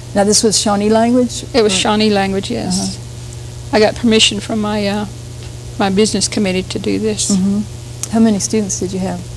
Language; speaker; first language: English; early bilingual, other home language; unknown